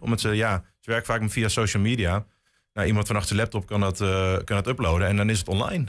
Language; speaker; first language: Dutch; native; Dutch